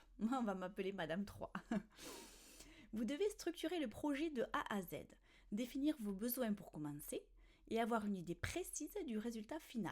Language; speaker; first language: French; native; French